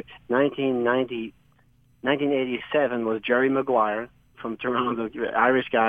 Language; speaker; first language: English; native; English